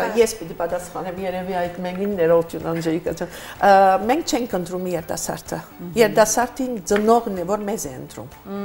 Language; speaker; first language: Armenian; early bilingual, heritage; Armenian